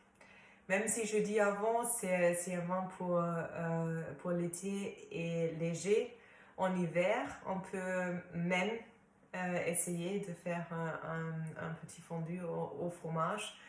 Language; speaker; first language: French; non-native, fluent; German